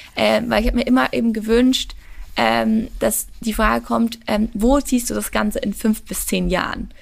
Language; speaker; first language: German; native; German